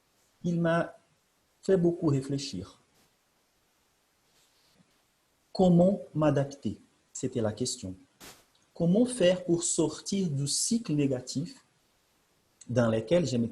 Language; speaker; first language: French; non-native, fluent; Portuguese